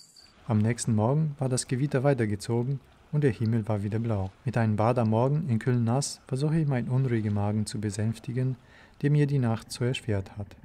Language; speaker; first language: German; native; German